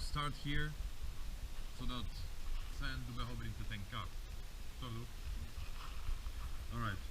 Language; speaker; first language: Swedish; non-native, fluent; Polish